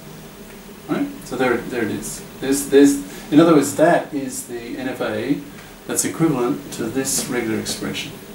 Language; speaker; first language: English; native; English